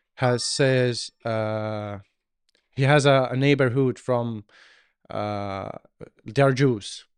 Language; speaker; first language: English; non-native, learner; Arabic